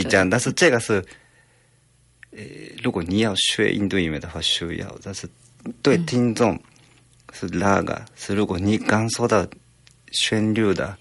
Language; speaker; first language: Chinese; non-native, fluent; Japanese